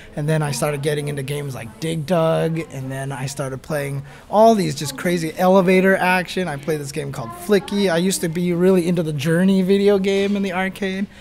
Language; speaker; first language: English; native; English